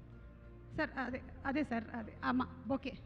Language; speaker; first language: Telugu; native; Telugu